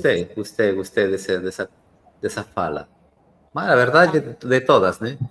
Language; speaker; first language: Portuguese; non-native, fluent; Spanish